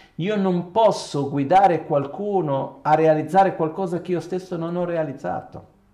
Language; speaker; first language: Italian; non-native, fluent; Portuguese